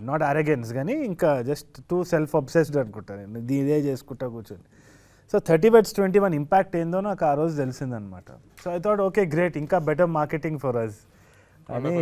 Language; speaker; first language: Telugu; native; Telugu